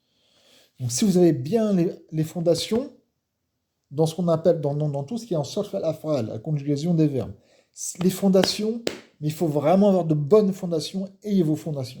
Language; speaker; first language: French; non-native, fluent; Arabic